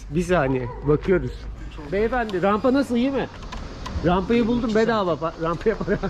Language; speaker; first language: Turkish; native; Turkish